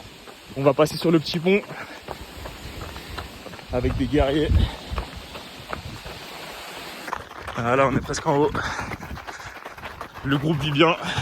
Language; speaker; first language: French; native; French